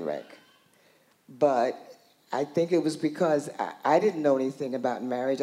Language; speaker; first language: English; native; English